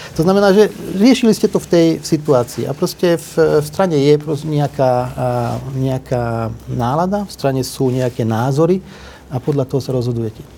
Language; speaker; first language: Slovak; non-native, local second language; Hungarian